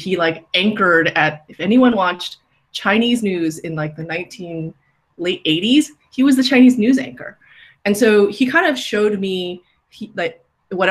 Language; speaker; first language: English; native; English